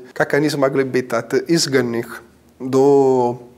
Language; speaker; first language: Russian; non-native, fluent; Italian